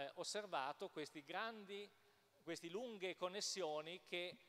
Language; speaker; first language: Italian; native; Italian